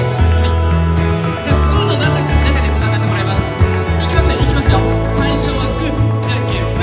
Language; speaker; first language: Japanese; native; Japanese